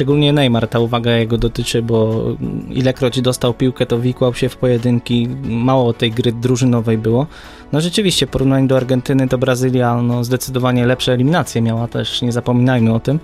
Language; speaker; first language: Polish; native; Polish